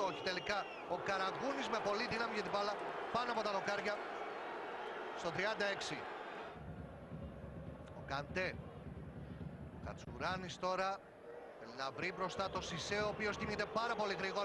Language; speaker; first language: Greek; native; Greek